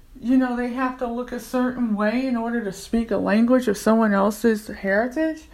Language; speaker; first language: English; native; English